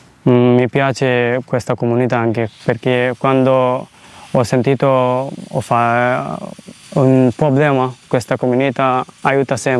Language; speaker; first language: Italian; non-native, learner; Bangla